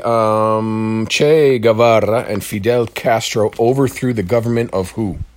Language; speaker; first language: English; native; English